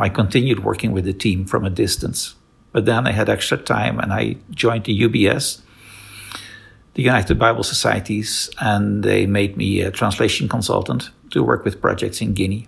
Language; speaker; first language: English; non-native, fluent; Dutch